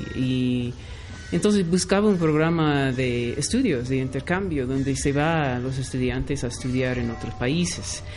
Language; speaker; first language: Spanish; non-native, fluent; English